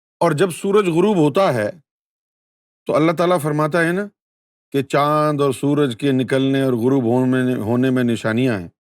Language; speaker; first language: Urdu; native; Urdu